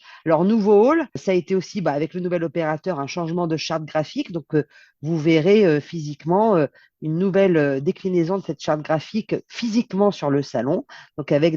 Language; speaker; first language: French; native; French